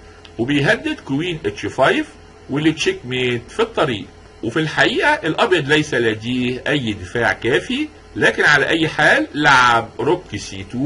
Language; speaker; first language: Arabic; native; Arabic